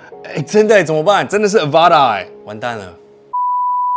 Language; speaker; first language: Chinese; native; Chinese